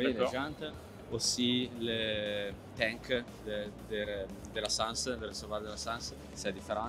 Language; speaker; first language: French; non-native, learner; Italian